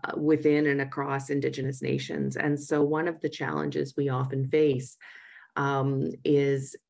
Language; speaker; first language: English; native; English